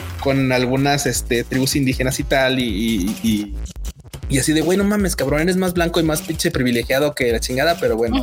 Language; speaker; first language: Spanish; native; Spanish